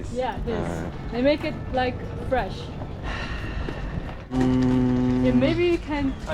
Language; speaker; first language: English; non-native, local second language; Dutch